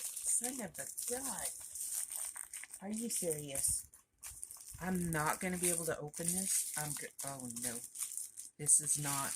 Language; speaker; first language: English; native; English